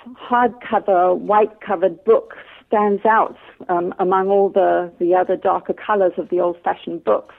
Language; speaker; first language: English; native; English